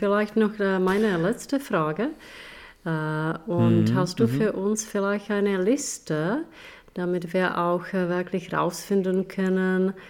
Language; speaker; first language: German; non-native, fluent; Czech